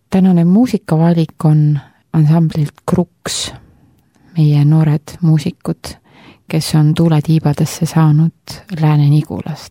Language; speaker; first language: Estonian; native; Estonian